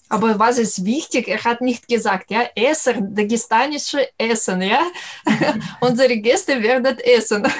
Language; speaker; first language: German; non-native, learner; Russian